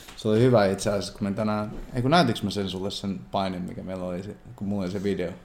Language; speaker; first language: Finnish; native; Finnish